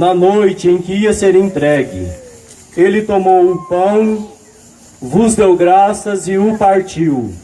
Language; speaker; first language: Portuguese; native; Portuguese